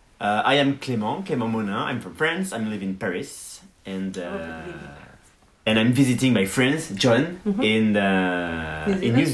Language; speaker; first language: English; non-native, learner; French